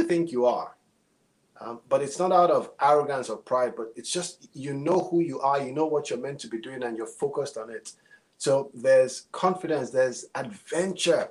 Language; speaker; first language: English; non-native, local second language; Yoruba